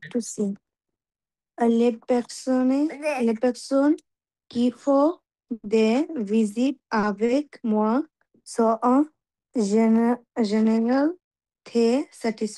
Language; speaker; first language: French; non-native, learner; Bangla